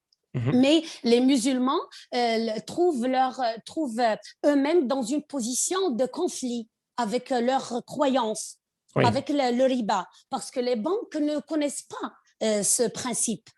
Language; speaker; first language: French; non-native, local second language; Arabic